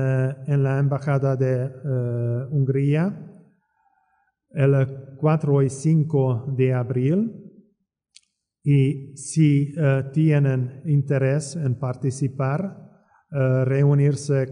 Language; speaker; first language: Spanish; non-native, fluent; Hungarian